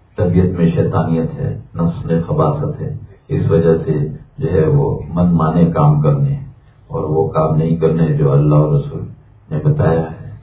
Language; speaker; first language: Urdu; native; Urdu